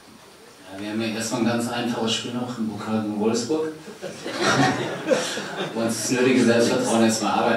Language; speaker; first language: German; native; German